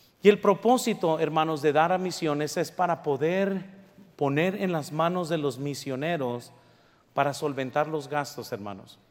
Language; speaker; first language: Spanish; early bilingual, heritage; Spanish